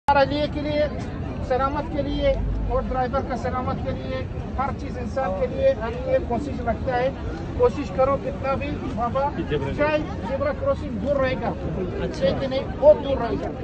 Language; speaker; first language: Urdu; non-native, learner; Arabic